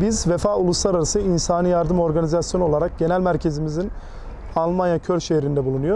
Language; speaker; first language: Turkish; native; Turkish